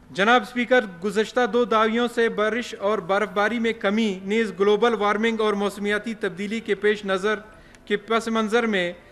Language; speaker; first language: Urdu; non-native, local second language; Baluchi